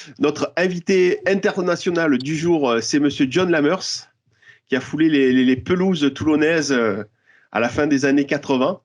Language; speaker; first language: French; native; French